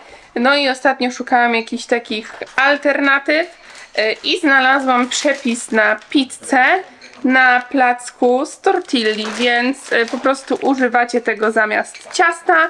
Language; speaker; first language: Polish; native; Polish